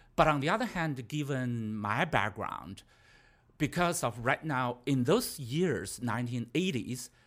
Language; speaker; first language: English; non-native, fluent; Chinese